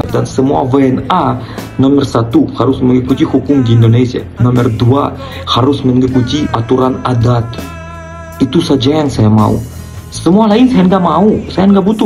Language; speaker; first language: Indonesian; non-native, learner; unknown